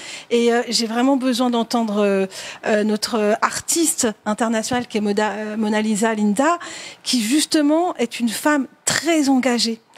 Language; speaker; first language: French; native; French